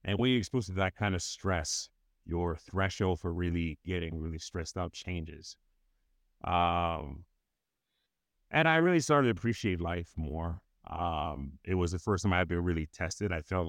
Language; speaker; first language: English; non-native, local second language; Yoruba